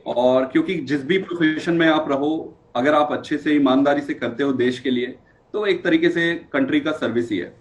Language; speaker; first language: Hindi; native; Hindi